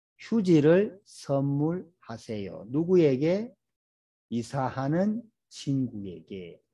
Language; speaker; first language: Korean; native; Korean